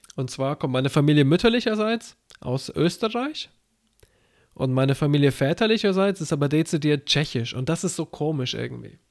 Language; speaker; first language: German; native; German